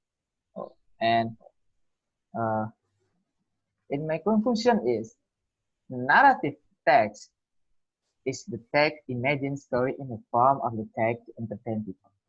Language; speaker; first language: English; non-native, learner; Indonesian